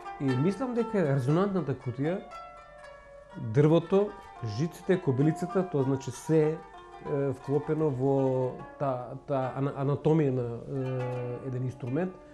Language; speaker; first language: Macedonian; non-native, local second language; Turkish